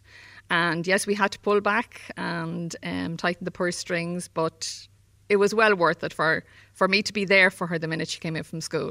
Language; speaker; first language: English; native; English